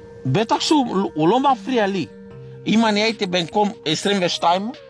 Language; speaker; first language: Hebrew; non-native, fluent; Romanian